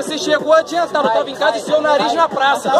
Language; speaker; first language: Portuguese; native; Portuguese